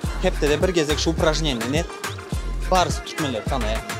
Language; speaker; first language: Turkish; non-native, learner; Turkmen